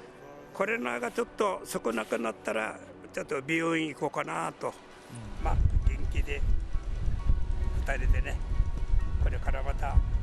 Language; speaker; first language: Japanese; native; Japanese